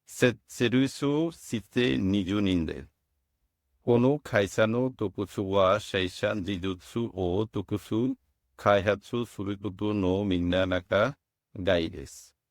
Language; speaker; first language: Japanese; non-native, learner; Bangla